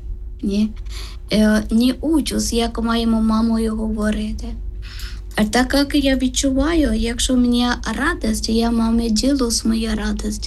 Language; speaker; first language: Ukrainian; non-native, learner; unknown